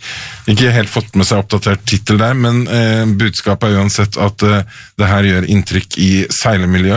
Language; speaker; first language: Norwegian; native; Norwegian